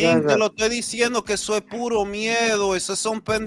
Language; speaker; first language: Spanish; early bilingual, heritage; Spanish